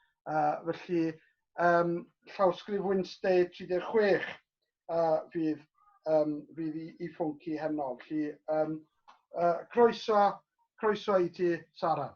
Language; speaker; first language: Welsh; native; Welsh